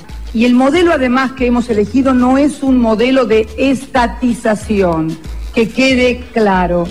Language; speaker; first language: Spanish; native; Spanish